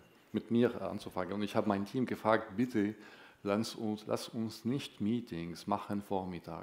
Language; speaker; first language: German; non-native, fluent; Arabic